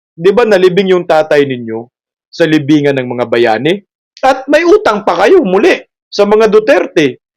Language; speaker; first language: Filipino; non-native, local second language; Cebuano